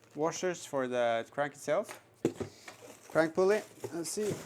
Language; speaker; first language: English; non-native, fluent; Norwegian